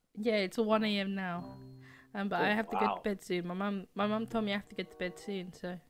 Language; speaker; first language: English; native; English